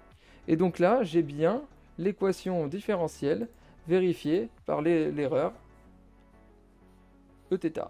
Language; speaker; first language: French; native; French